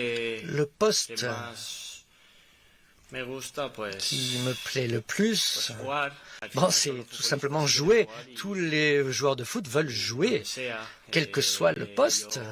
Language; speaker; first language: French; non-native, fluent; Spanish